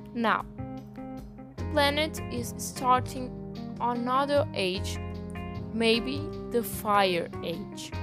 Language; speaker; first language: English; non-native, fluent; Portuguese